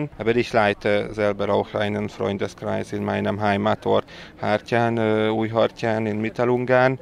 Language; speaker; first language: German; non-native, local second language; Hungarian